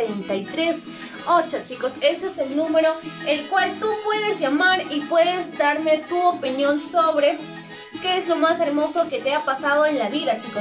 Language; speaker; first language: Spanish; native; Spanish